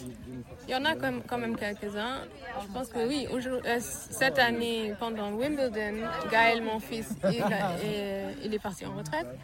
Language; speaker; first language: French; early bilingual, heritage; French